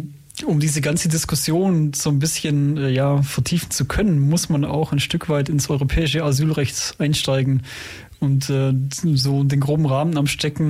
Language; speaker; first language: German; native; German